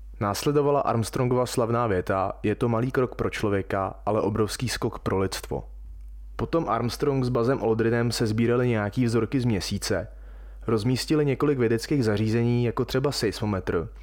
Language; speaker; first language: Czech; native; Czech